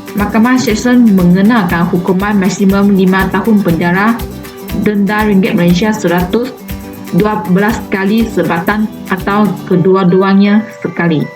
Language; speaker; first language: Malay; non-native, local second language; Chinese